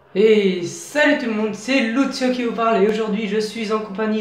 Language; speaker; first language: French; native; French